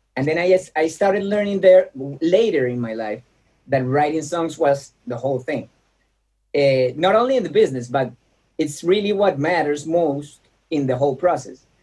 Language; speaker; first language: English; non-native, fluent; Spanish